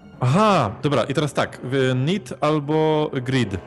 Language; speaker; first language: Polish; native; Polish